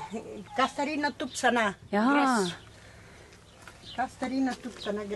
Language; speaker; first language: Swedish; early bilingual, heritage; Swedish